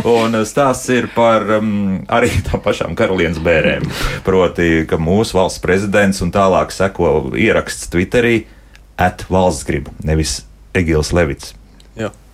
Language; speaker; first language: Latvian; native; Latvian